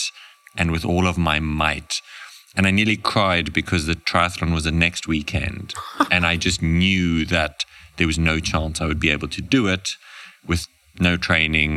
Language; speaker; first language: English; native; English